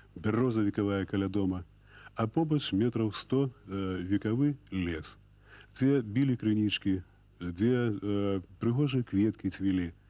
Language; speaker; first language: Belarusian; native; Belarusian